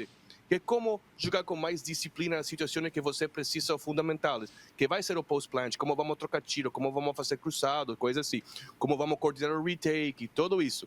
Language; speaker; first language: Portuguese; non-native, fluent; Spanish